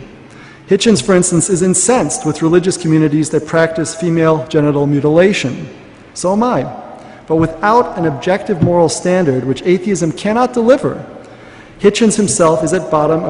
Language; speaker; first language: English; native; English